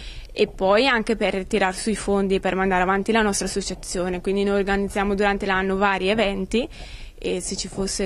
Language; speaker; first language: Italian; native; Italian